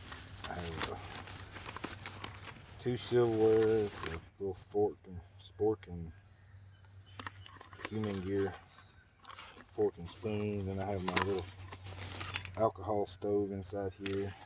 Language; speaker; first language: English; native; English